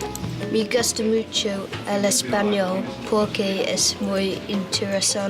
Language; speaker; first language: Spanish; non-native, learner; English